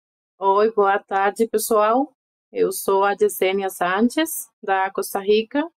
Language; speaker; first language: Portuguese; non-native, fluent; Spanish